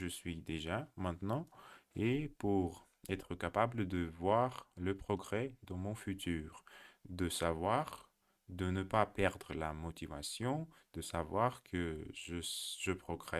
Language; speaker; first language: French; non-native, learner; Russian